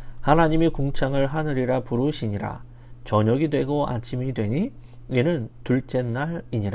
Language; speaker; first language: Korean; native; Korean